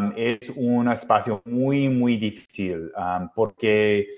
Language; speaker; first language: Spanish; non-native, learner; English